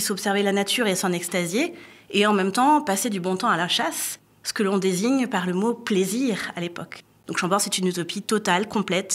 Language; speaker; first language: French; native; French